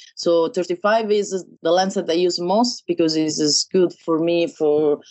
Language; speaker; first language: English; non-native, learner; Italian